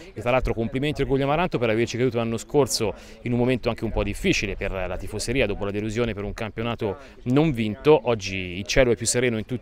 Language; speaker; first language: Italian; native; Italian